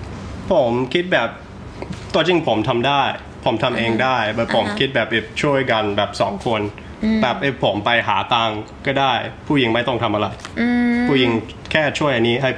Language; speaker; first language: Thai; early bilingual, heritage; Thai